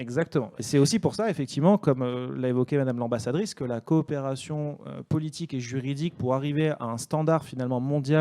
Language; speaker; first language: French; native; French